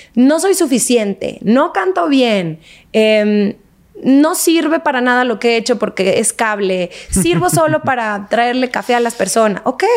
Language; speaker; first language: Spanish; native; Spanish